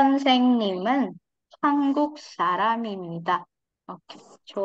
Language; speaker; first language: Korean; non-native, fluent; Indonesian